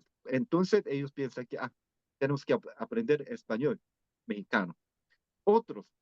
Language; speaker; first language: Spanish; non-native, fluent; Korean